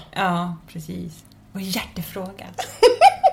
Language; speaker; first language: Swedish; early bilingual, other home language; Spanish